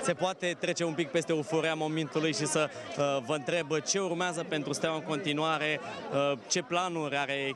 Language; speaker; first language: Romanian; native; Romanian